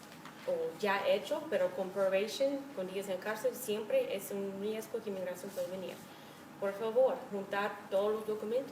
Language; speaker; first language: Spanish; non-native, fluent; English